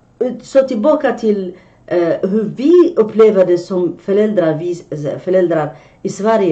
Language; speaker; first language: Swedish; non-native, fluent; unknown